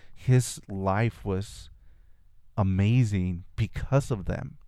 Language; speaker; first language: English; early bilingual, other home language; Spanish